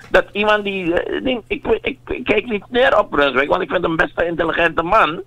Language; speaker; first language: Dutch; native; Dutch